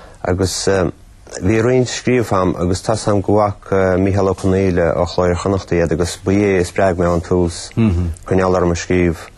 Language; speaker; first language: Irish; native; Irish